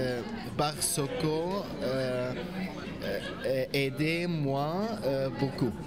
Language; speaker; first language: French; non-native, learner; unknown